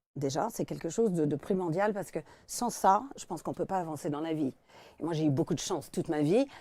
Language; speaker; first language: French; non-native, fluent; English